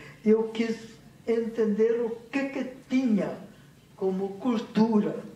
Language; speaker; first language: Portuguese; non-native, fluent; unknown